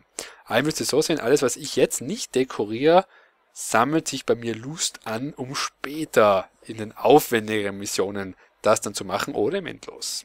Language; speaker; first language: German; native; German